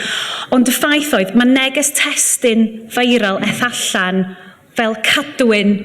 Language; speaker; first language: Welsh; native; Welsh